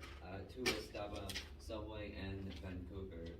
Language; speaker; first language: Spanish; non-native, learner; English